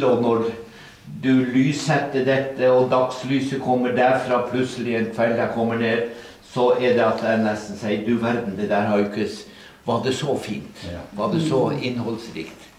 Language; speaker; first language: Norwegian; native; Norwegian